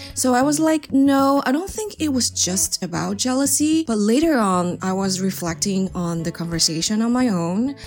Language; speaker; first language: English; non-native, fluent; Chinese